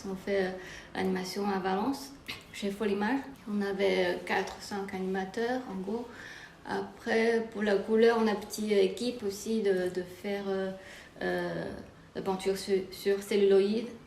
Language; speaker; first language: French; non-native, fluent; Chinese